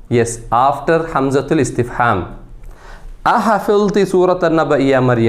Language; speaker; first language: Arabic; non-native, fluent; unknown